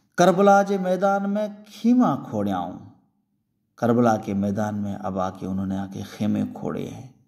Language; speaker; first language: Urdu; non-native, local second language; Sindhi